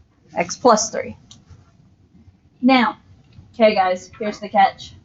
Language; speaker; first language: English; native; English